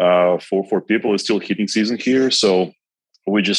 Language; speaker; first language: English; non-native, fluent; Kazakh